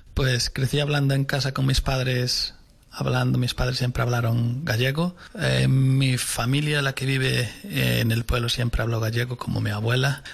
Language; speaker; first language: Spanish; non-native, local second language; Galician